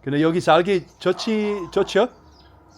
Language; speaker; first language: Korean; non-native, learner; Dutch